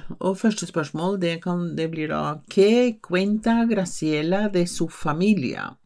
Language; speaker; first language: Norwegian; non-native, fluent; Spanish